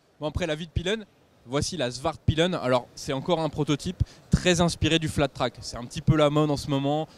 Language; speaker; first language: French; native; French